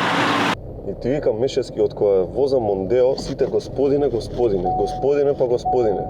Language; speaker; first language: Macedonian; native; Macedonian